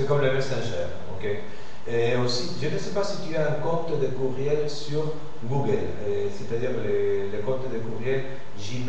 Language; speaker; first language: French; non-native, fluent; Spanish